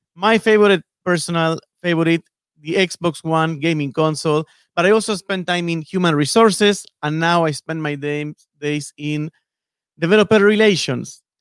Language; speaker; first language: English; non-native, fluent; Spanish